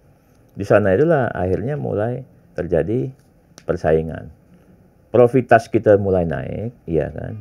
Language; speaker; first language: Indonesian; native; Indonesian